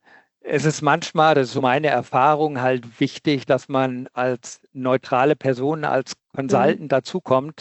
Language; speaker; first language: German; native; German